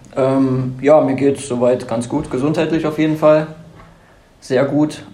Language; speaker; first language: German; native; German